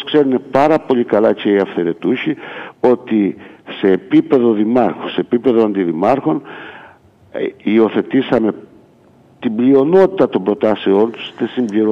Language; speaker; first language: Greek; native; Greek